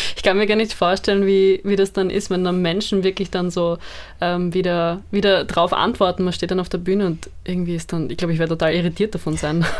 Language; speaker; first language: German; native; German